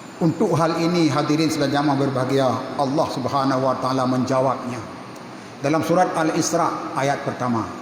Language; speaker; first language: Malay; non-native, local second language; Achinese